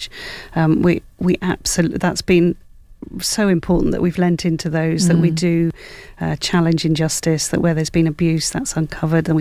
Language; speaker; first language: English; native; English